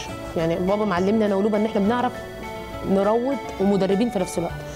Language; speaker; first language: Arabic; native; Arabic